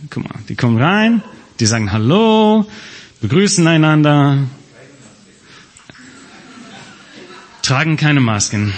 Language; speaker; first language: German; non-native, fluent; English